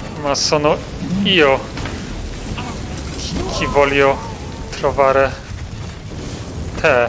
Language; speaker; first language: Italian; non-native, fluent; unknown